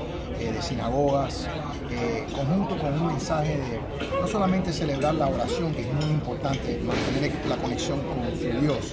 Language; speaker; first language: Spanish; early bilingual, heritage; Spanish